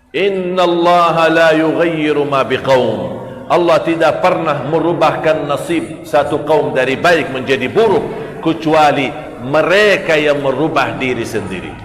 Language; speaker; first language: Malay; non-native, fluent; Arabic